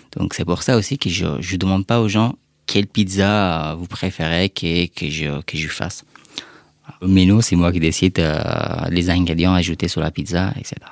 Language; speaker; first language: French; non-native, fluent; Persian